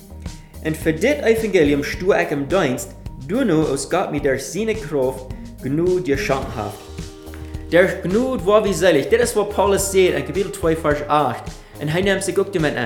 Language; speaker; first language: German; non-native, learner; Afrikaans